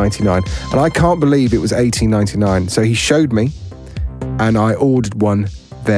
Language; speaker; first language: English; native; English